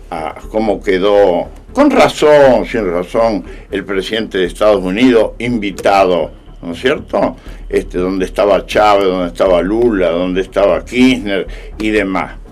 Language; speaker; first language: Spanish; native; Spanish